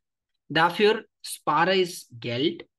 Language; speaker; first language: German; non-native, learner; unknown